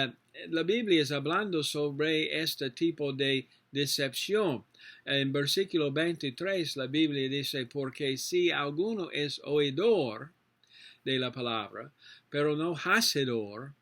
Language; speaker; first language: Spanish; non-native, learner; English